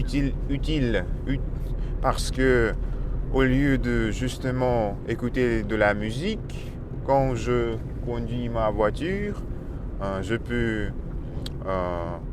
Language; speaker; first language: French; non-native, learner; Russian